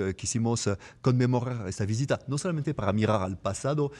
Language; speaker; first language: Spanish; non-native, fluent; French